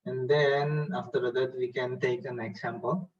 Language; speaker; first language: English; non-native, fluent; Indonesian